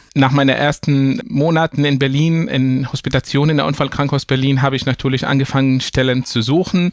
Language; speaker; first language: German; non-native, fluent; Arabic